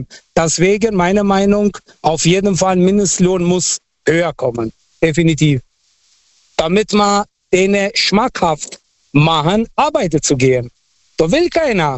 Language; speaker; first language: German; non-native, fluent; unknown